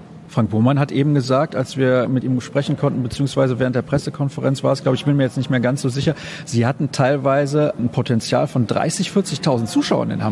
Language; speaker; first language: German; native; German